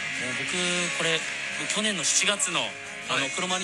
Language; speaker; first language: Japanese; native; Japanese